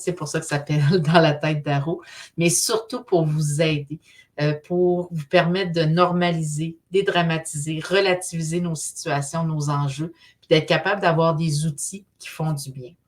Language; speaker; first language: French; native; French